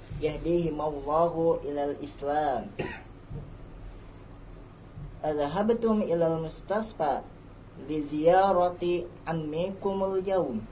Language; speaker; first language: Arabic; non-native, learner; Indonesian